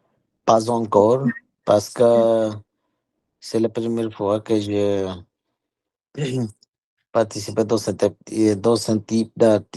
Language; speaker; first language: French; non-native, learner; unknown